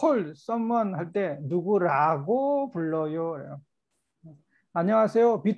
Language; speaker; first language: Korean; native; Korean